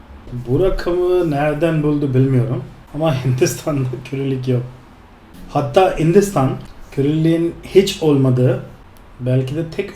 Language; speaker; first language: Turkish; non-native, fluent; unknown